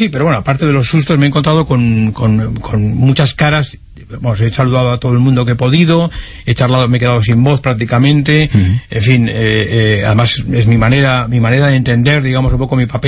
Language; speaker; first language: Spanish; native; Spanish